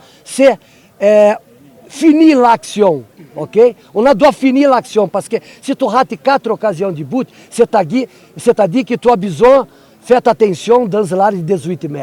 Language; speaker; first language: French; non-native, learner; Portuguese